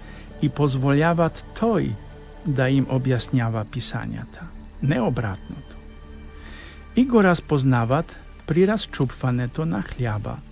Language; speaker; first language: Bulgarian; non-native, fluent; Polish